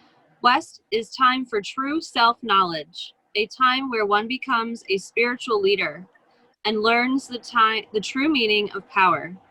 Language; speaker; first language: English; native; English